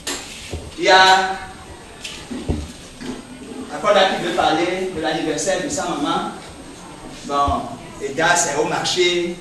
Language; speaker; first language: French; native; French